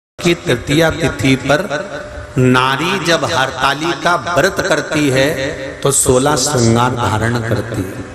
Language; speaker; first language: Hindi; native; Hindi